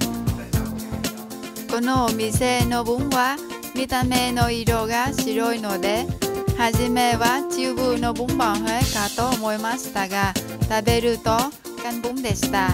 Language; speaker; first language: Japanese; non-native, fluent; Vietnamese